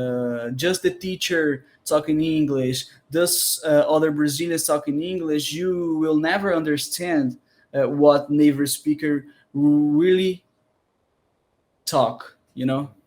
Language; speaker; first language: English; non-native, learner; Portuguese